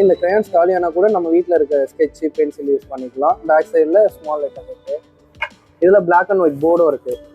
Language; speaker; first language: Tamil; native; Tamil